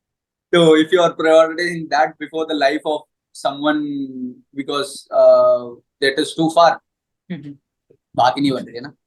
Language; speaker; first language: English; non-native, local second language; Hindi